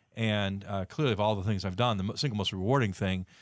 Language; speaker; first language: English; native; English